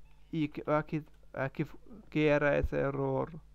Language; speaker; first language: Spanish; non-native, learner; German